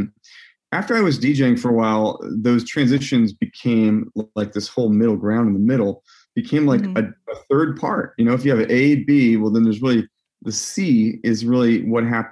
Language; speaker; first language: English; native; English